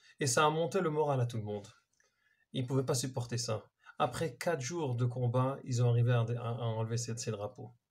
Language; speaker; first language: French; non-native, fluent; Hebrew